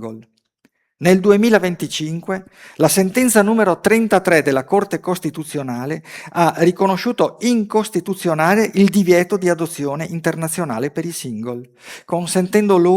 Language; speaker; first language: Italian; native; Italian